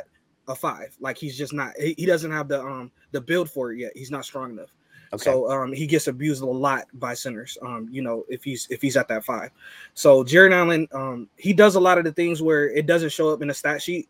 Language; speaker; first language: English; native; English